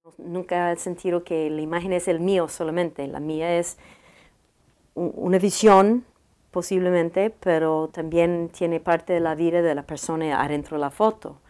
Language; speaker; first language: Spanish; non-native, learner; English